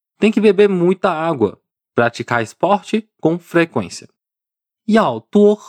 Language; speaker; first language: Portuguese; non-native, fluent; Chinese